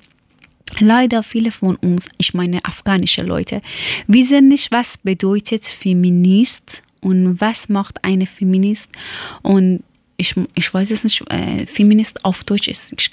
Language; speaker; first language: German; non-native, learner; Persian